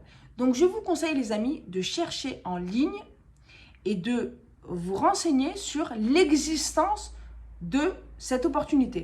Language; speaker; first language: French; native; French